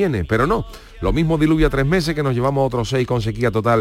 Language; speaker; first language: Spanish; native; Spanish